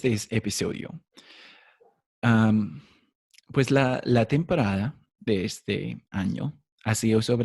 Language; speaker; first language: Spanish; non-native, fluent; English